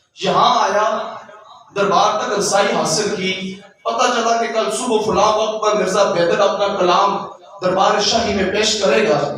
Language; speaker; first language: Urdu; non-native, local second language; Punjabi